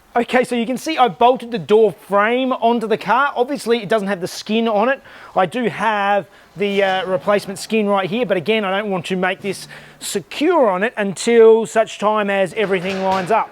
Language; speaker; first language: English; native; English